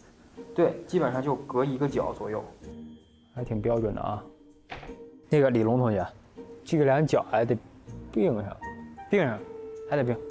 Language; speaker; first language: Chinese; native; Chinese